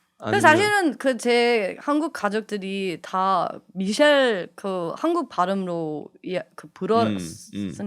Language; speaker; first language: Korean; early bilingual, heritage; English